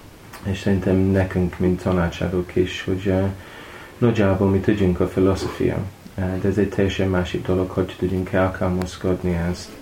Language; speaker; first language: Hungarian; non-native, learner; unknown